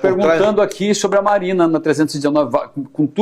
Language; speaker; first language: Portuguese; native; Portuguese